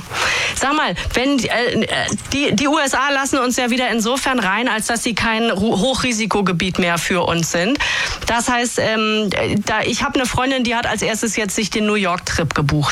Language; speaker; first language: German; native; German